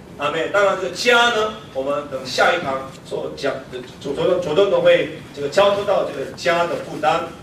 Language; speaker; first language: Chinese; non-native, fluent; Korean